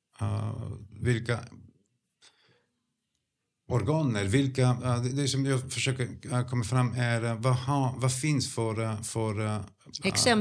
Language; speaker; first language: Swedish; non-native, fluent; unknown